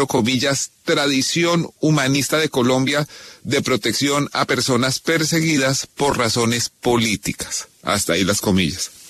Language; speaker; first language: Spanish; native; Spanish